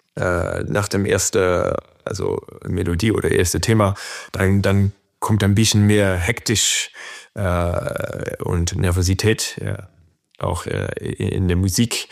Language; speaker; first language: German; non-native, fluent; French